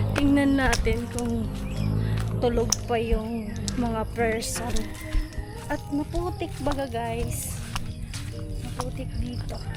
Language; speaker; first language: Filipino; non-native, local second language; Bikol